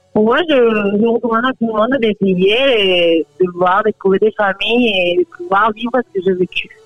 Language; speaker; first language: French; non-native, fluent; Spanish